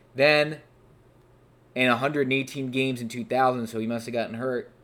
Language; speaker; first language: English; native; English